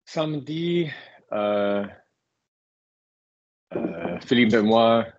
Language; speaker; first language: French; non-native, fluent; English